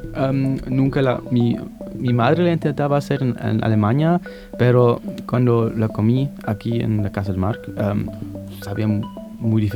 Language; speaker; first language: Spanish; non-native, fluent; German